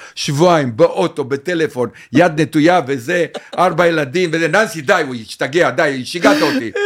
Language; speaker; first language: Hebrew; non-native, fluent; Romanian